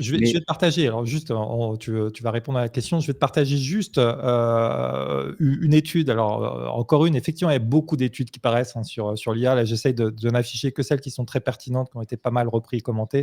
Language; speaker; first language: French; native; French